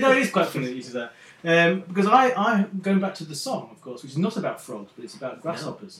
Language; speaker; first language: English; native; English